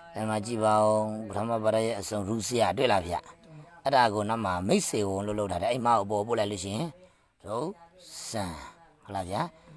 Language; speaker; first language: Burmese; native; Burmese